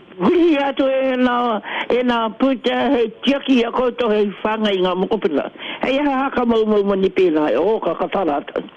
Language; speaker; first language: Māori; native; Māori